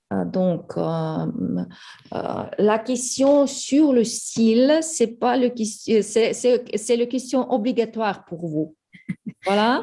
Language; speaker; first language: French; non-native, fluent; Ukrainian